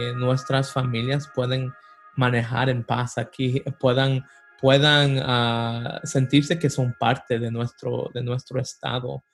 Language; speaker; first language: Spanish; early bilingual, heritage; Spanish